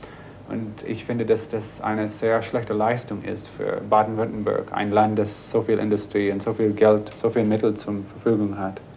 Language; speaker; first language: German; non-native, fluent; English